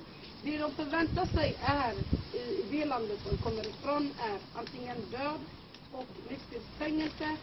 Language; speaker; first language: Swedish; non-native, fluent; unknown